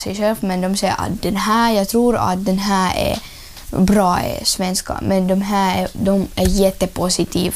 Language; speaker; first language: Swedish; non-native, learner; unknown